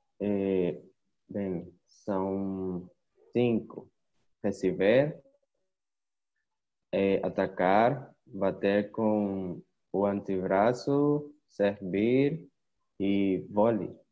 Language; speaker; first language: Portuguese; non-native, learner; Spanish